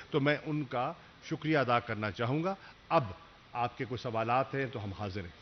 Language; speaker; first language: Urdu; non-native, local second language; Saraiki